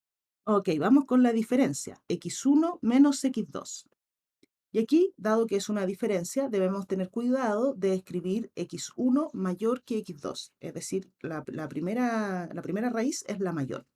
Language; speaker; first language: Spanish; native; Spanish